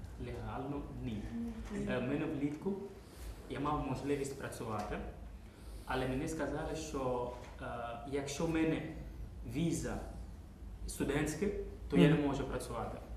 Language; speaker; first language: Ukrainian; non-native, fluent; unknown